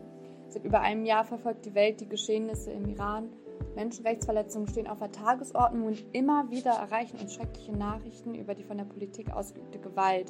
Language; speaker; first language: German; early bilingual, other home language; Turkish